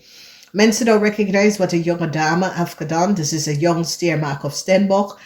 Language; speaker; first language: Dutch; non-native, fluent; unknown